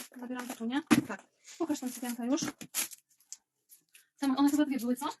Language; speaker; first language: Polish; native; Polish